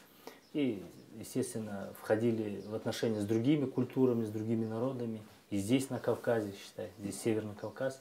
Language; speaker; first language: Russian; non-native, local second language; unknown